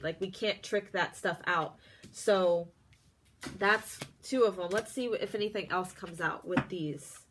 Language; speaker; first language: English; native; English